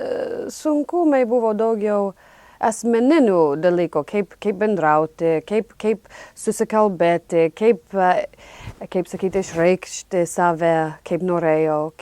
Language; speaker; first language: Lithuanian; non-native, fluent; English